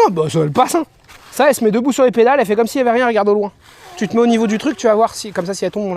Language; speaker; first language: French; native; French